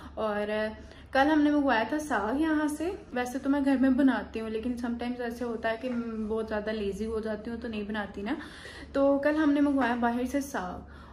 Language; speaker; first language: Urdu; native; Urdu